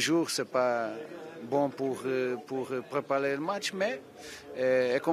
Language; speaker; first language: French; non-native, fluent; Portuguese